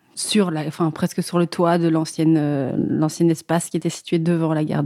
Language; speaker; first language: French; native; French